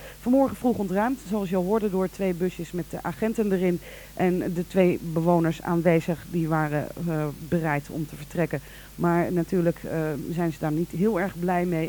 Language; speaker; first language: Dutch; native; Dutch